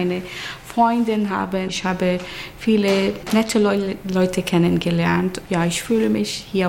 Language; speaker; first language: German; non-native, learner; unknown